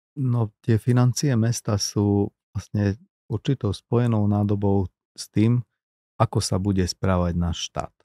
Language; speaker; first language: Slovak; non-native, local second language; Hungarian